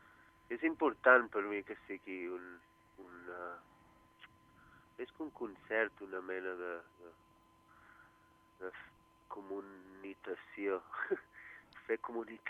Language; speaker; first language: Catalan; early bilingual, heritage; Catalan